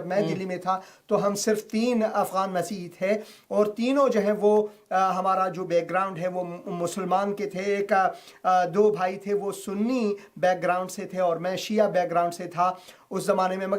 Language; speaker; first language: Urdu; non-native, fluent; Persian